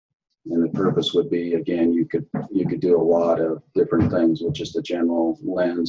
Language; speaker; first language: English; native; English